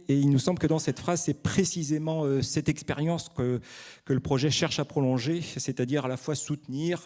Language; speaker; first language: French; native; French